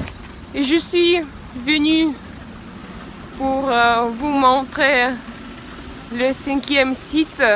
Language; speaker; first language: French; non-native, fluent; Russian